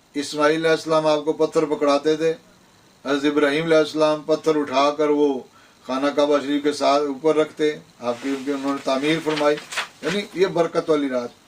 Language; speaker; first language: Urdu; non-native, local second language; Punjabi